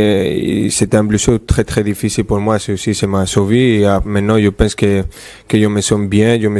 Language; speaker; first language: French; non-native, fluent; Spanish